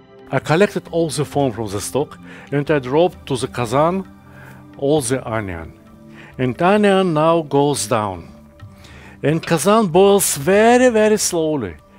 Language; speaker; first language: English; non-native, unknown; Russian